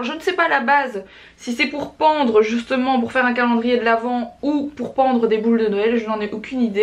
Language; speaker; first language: French; native; French